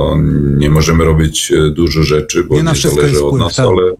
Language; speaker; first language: Polish; non-native, learner; Serbian